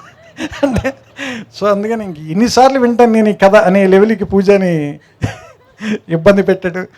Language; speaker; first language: Telugu; native; Telugu